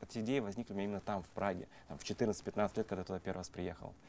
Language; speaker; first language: Russian; native; Russian